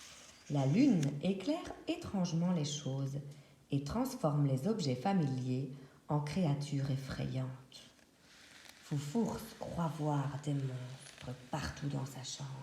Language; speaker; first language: French; native; French